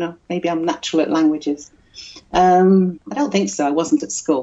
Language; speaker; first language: English; native; English